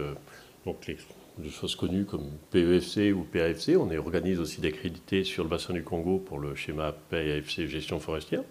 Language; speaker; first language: French; native; French